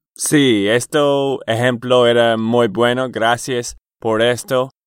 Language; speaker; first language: Spanish; non-native, fluent; English